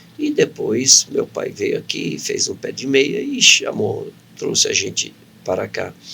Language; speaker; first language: Portuguese; early bilingual, other home language; Arabic